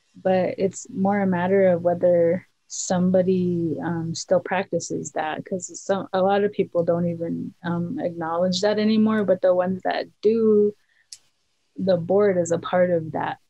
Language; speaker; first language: English; native; English